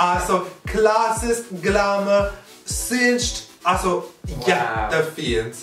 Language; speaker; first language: Swedish; non-native, fluent; English